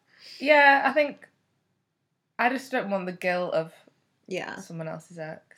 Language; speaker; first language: English; native; English